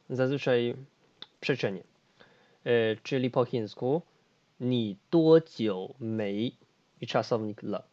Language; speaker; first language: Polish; non-native, fluent; Chinese